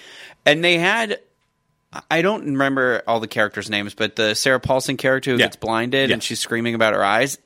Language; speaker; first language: English; native; English